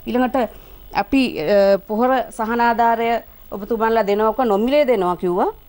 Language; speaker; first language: Sinhala; native; Sinhala